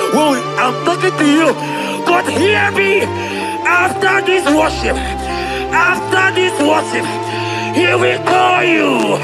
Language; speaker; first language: English; non-native, local second language; Igbo